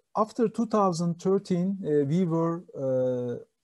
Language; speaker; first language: English; non-native, fluent; Turkish